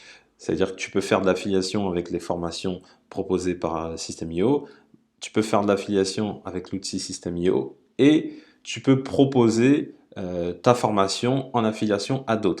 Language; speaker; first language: French; native; French